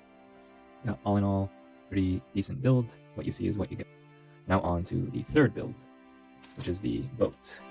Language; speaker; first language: English; native; English